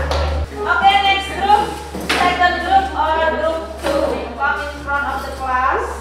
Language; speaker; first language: English; non-native, learner; Indonesian